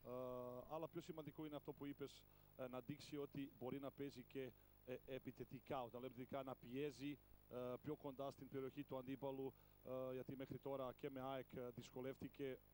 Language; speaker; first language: Greek; non-native, fluent; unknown